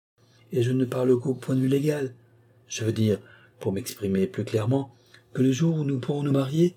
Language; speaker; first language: French; native; French